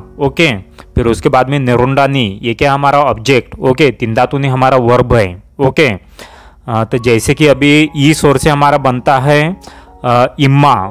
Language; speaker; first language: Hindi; non-native, local second language; Gondi